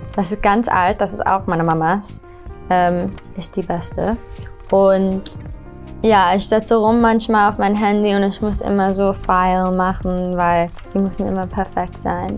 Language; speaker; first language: German; early bilingual, heritage; English